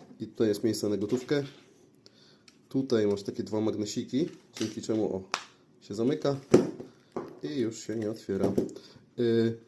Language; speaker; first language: Polish; native; Polish